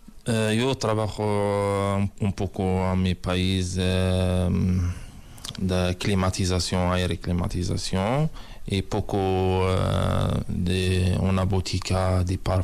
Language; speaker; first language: Spanish; non-native, learner; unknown